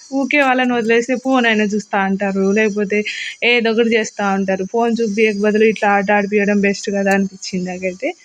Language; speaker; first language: Telugu; non-native, local second language; Lambadi